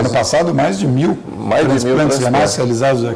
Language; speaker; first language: Portuguese; native; Portuguese